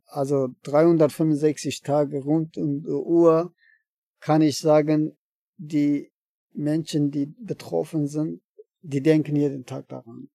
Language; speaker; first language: German; non-native, learner; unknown